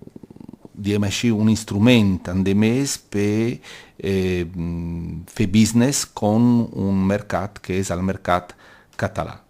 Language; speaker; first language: Catalan; non-native, local second language; Italian